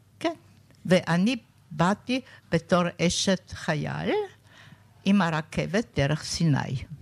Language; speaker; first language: Hebrew; non-native, fluent; German